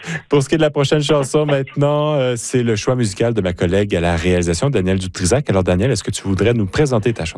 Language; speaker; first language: French; native; French